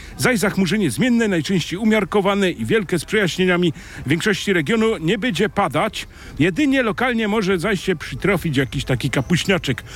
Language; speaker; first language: Polish; native; Polish